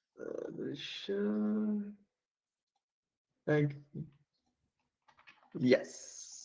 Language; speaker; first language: English; non-native, learner; Portuguese